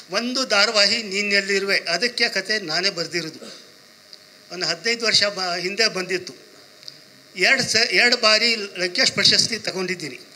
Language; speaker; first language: Kannada; non-native, local second language; Urdu